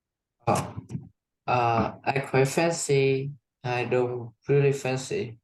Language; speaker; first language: English; non-native, learner; Vietnamese